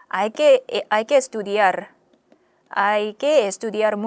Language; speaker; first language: Spanish; non-native, fluent; Korean